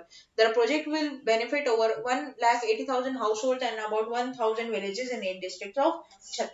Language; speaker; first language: English; non-native, local second language; Hindi